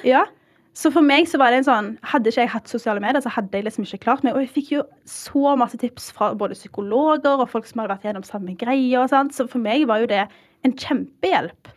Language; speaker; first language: Norwegian; early bilingual, heritage; Norwegian